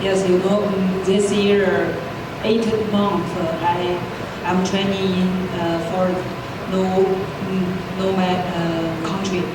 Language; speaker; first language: English; non-native, learner; Chinese